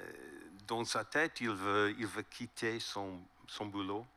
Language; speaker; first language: French; non-native, learner; English